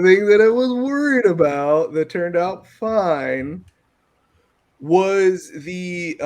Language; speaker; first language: English; native; English